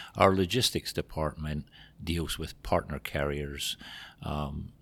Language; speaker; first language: English; native; English